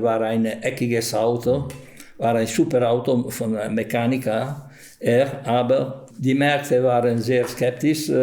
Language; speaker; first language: German; non-native, fluent; Italian